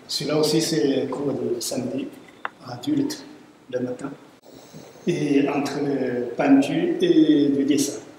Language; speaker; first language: French; non-native, fluent; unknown